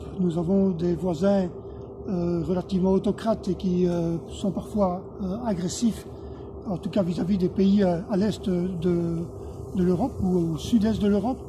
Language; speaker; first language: French; native; French